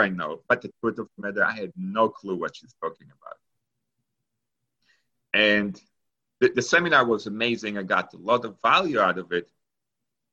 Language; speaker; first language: English; non-native, fluent; Hebrew